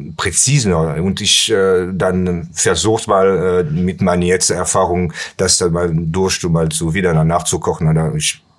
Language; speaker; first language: German; non-native, learner; French